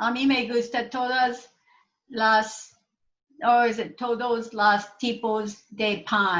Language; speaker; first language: Spanish; non-native, learner; English